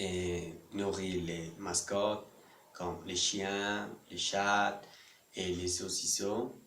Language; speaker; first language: French; non-native, learner; Spanish